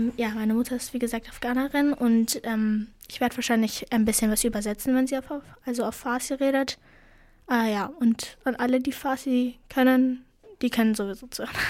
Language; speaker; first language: German; early bilingual, other home language; Persian